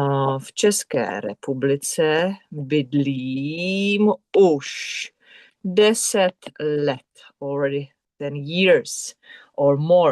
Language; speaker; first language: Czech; non-native, fluent; English